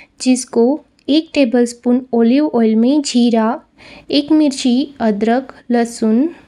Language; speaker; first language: Hindi; non-native, local second language; Gujarati